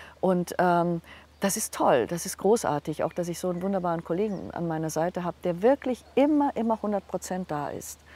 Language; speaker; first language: German; non-native, local second language; Hungarian